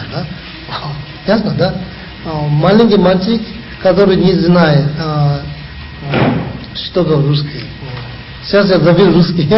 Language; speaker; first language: Russian; non-native, learner; Tibetan